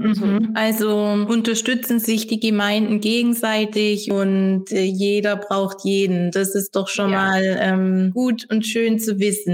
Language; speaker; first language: German; native; German